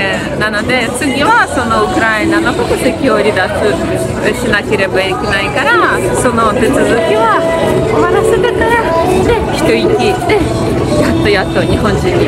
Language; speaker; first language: Japanese; non-native, fluent; Ukrainian